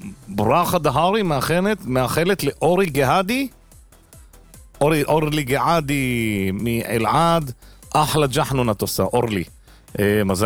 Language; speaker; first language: Hebrew; native; Hebrew